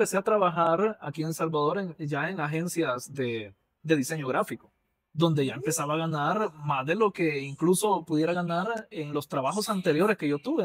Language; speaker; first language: Spanish; native; Spanish